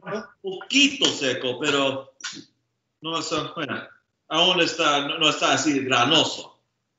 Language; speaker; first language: Spanish; early bilingual, heritage; Spanish